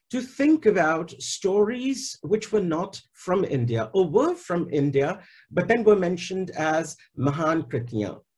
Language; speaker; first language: English; non-native, local second language; Hindi